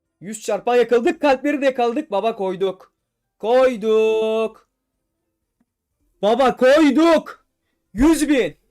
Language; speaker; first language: Turkish; native; Turkish